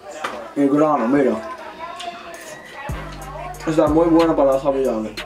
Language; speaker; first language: Spanish; non-native, learner; English